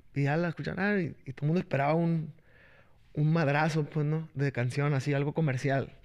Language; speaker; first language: Spanish; native; Spanish